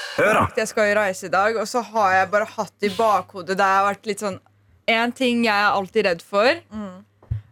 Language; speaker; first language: Norwegian; early bilingual, other home language; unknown